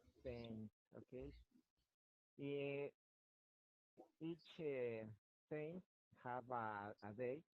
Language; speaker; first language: English; non-native, learner; Spanish